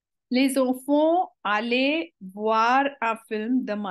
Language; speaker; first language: French; non-native, fluent; Hindi